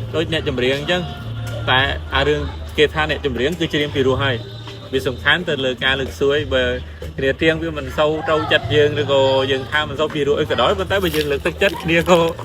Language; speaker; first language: Khmer; native; Khmer